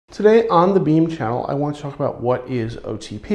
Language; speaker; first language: English; native; English